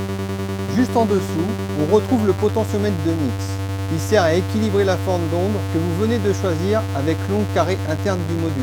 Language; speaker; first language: French; native; French